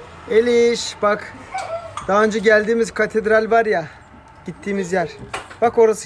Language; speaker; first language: Turkish; native; Turkish